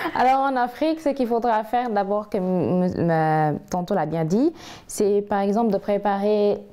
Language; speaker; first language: French; non-native, local second language; Wolof